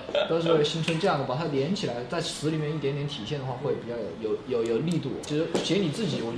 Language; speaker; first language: Chinese; native; Chinese